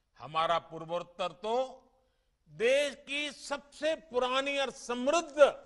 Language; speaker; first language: Hindi; non-native, local second language; Gujarati